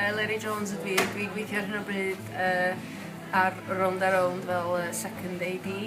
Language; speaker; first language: Welsh; native; Welsh